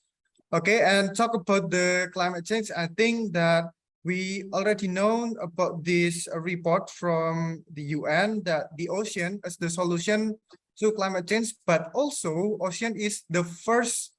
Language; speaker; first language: English; non-native, fluent; Indonesian